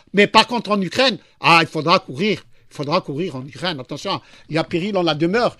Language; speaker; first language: French; non-native, local second language; Arabic